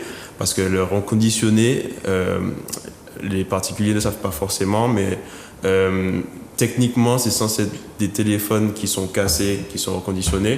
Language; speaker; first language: French; native; French